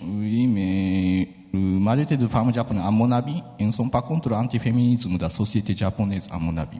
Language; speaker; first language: French; non-native, fluent; Japanese